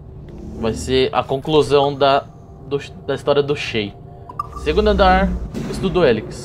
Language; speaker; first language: Portuguese; native; Portuguese